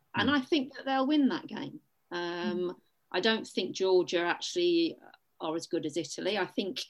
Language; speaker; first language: English; native; English